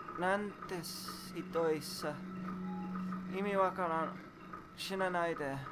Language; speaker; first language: Japanese; non-native, learner; English